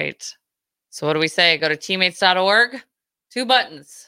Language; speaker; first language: English; native; English